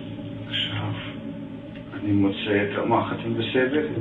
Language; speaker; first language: Hebrew; non-native, fluent; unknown